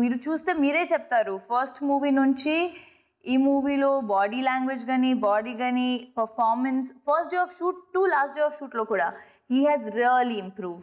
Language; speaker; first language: Telugu; non-native, fluent; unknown